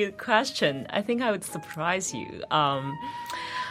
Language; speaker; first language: English; non-native, fluent; Chinese